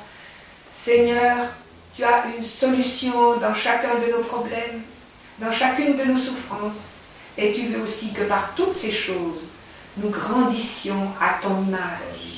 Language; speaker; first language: French; native; French